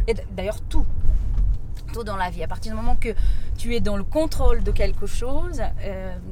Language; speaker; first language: French; non-native, fluent; Portuguese